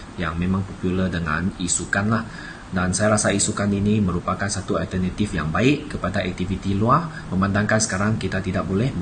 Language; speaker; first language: Malay; non-native, local second language; Chinese